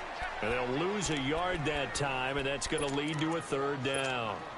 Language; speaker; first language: English; native; English